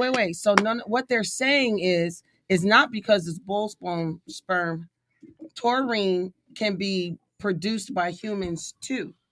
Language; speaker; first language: English; native; English